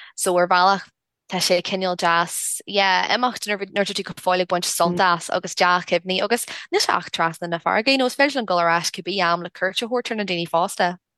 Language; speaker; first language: Irish; non-native, local second language; English